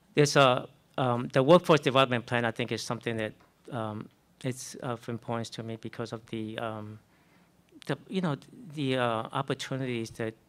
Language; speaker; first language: English; native; English